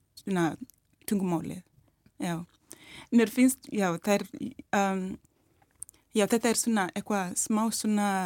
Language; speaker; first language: Icelandic; non-native, learner; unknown